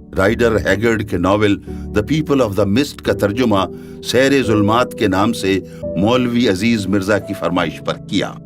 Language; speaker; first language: Urdu; native; Urdu